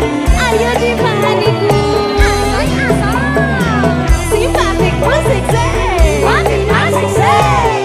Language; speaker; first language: Indonesian; native; Indonesian